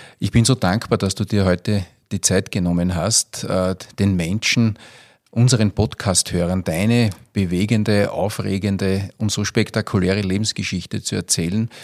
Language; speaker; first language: German; native; German